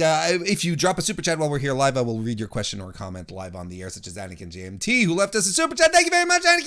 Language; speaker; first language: English; native; English